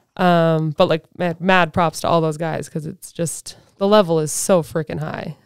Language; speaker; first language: English; native; English